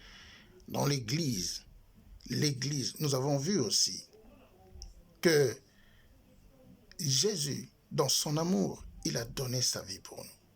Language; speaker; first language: French; non-native, local second language; Lingala